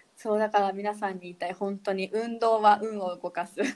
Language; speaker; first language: Japanese; native; Japanese